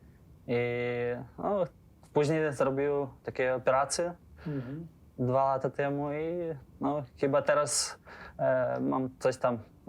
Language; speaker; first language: Polish; non-native, learner; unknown